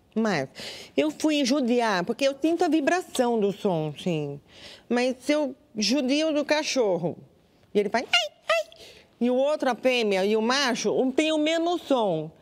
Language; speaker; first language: Portuguese; non-native, local second language; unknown